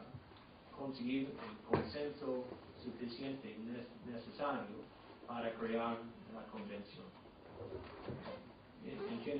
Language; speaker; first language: Spanish; non-native, fluent; English